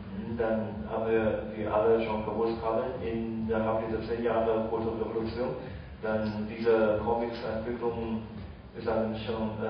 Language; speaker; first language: German; non-native, fluent; Chinese